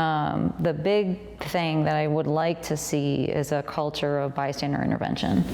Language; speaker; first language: English; native; English